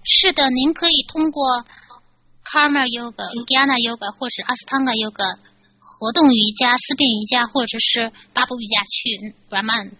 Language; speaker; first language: Chinese; native; Chinese